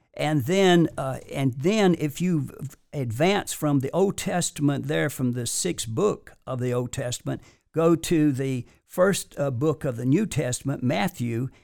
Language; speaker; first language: English; native; English